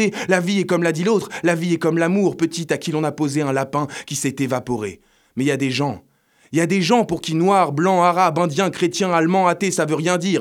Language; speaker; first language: French; native; French